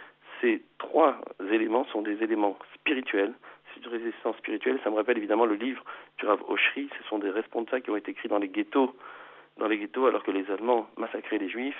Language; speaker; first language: French; native; French